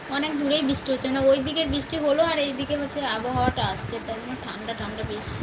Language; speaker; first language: Bangla; non-native, local second language; Santali